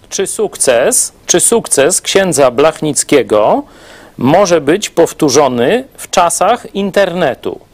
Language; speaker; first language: Polish; native; Polish